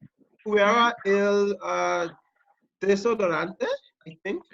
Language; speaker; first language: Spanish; non-native, learner; English